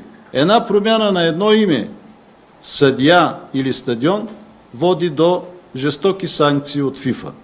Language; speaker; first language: Bulgarian; native; Bulgarian